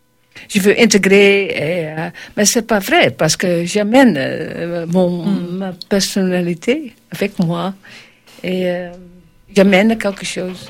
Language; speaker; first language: French; non-native, learner; Dutch